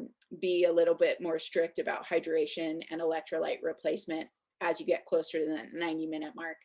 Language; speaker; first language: English; native; English